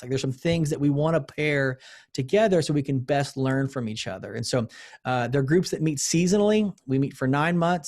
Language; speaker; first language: English; native; English